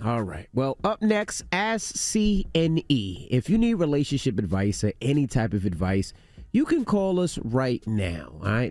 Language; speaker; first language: English; native; English